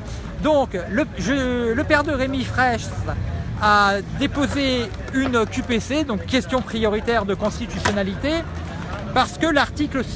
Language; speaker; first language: French; native; French